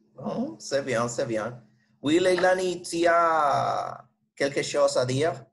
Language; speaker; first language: French; non-native, fluent; Spanish